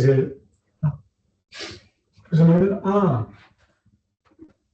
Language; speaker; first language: Spanish; native; Spanish